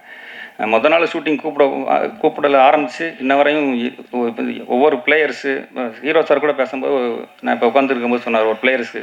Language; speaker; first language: Tamil; native; Tamil